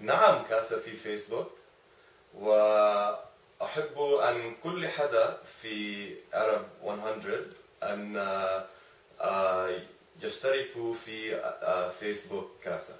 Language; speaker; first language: Arabic; early bilingual, other home language; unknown